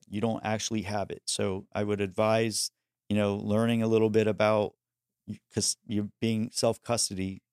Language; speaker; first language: English; early bilingual, other home language; Spanish